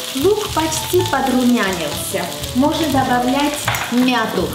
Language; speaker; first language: Russian; non-native, local second language; Armenian